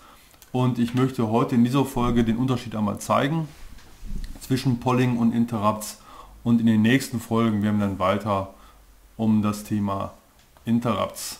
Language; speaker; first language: German; native; German